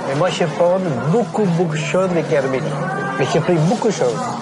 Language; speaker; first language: French; native; French